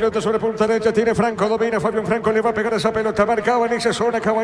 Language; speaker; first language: Spanish; native; Spanish